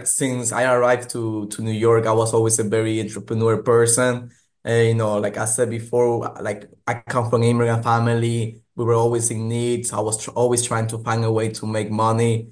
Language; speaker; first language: English; native; English